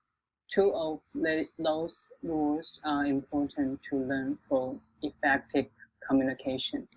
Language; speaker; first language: English; non-native, local second language; Chinese